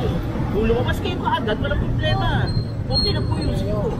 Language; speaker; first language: Filipino; native; Filipino